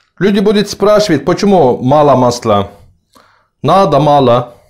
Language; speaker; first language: Russian; non-native, learner; Turkish